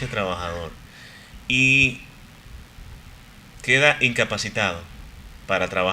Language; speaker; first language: Spanish; native; Spanish